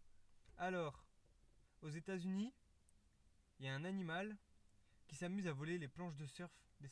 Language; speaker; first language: French; native; French